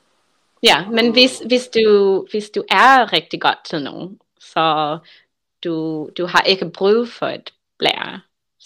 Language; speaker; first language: Danish; non-native, learner; English